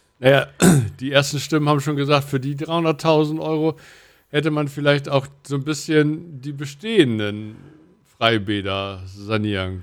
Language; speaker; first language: German; native; German